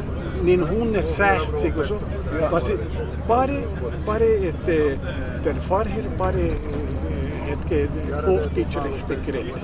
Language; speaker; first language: German; early bilingual, heritage; German